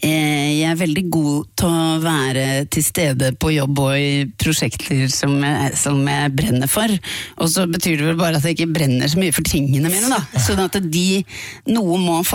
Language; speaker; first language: Norwegian; native; Norwegian